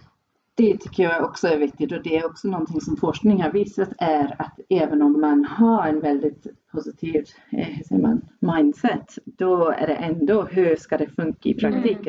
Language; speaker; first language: Swedish; non-native, fluent; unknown